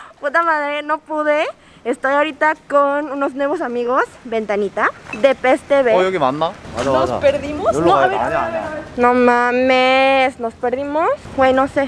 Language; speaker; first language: Spanish; early bilingual, other home language; Korean